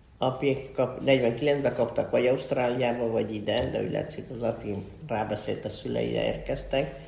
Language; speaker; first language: Hungarian; early bilingual, heritage; Hungarian